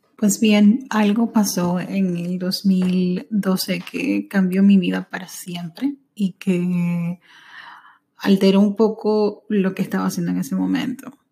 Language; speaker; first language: Spanish; early bilingual, heritage; Spanish